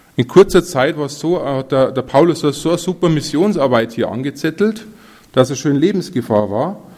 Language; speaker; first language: German; native; German